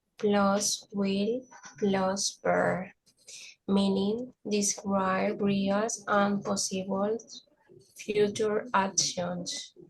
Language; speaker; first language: English; non-native, learner; Spanish